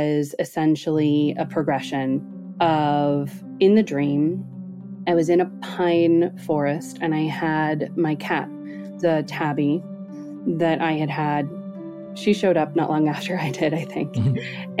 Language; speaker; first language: English; native; English